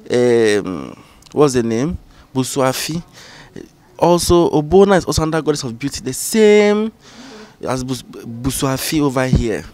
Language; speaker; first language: English; non-native, local second language; Ga